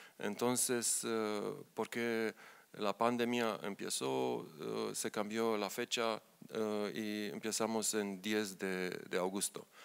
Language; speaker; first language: Spanish; non-native, learner; Romanian